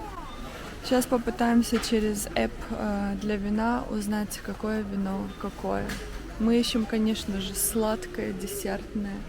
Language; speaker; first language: Russian; native; Russian